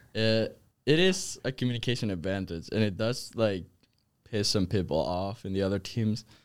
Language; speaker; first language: English; non-native, fluent; Spanish